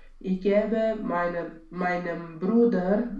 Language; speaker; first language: German; non-native, learner; Romanian